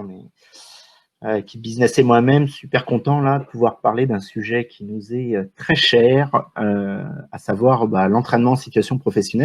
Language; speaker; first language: French; native; French